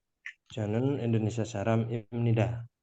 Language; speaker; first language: Korean; non-native, learner; Indonesian